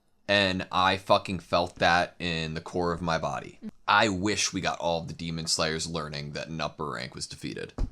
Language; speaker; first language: English; native; English